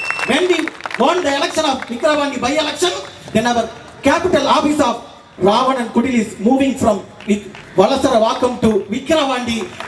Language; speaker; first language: English; non-native, local second language; Tamil